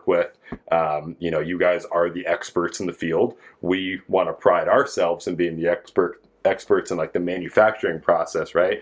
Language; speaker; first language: English; native; English